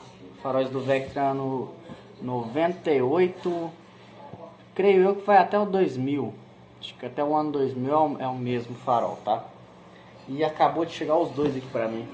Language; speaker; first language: Portuguese; native; Portuguese